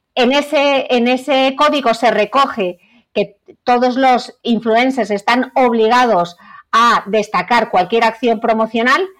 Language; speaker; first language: Spanish; native; Spanish